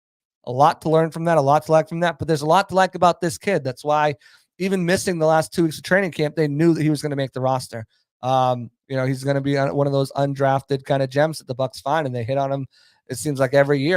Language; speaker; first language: English; native; English